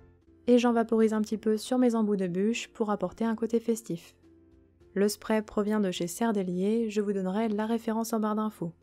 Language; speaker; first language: French; native; French